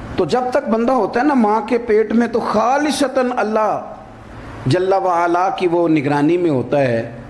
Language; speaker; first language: Urdu; non-native, local second language; Punjabi